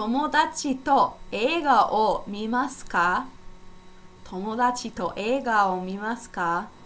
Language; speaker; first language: Japanese; non-native, fluent; English